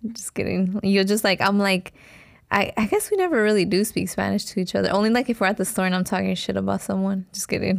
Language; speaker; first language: English; early bilingual, other home language; Spanish